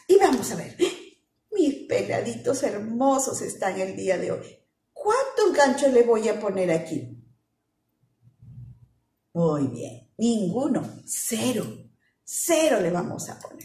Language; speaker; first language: Spanish; native; Spanish